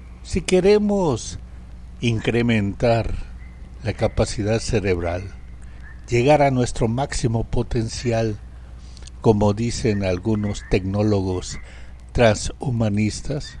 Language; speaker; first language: Spanish; native; Spanish